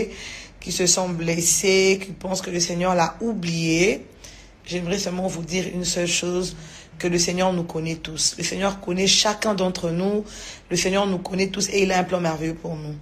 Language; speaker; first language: French; non-native, local second language; Lingala